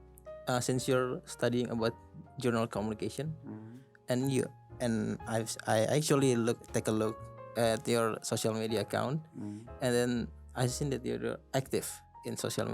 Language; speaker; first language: English; non-native, learner; Indonesian